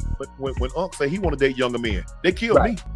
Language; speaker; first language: English; native; English